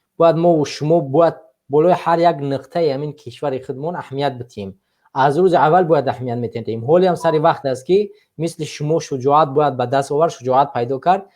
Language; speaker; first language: Tajik; native; Tajik